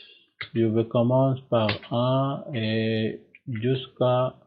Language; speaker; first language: French; non-native, learner; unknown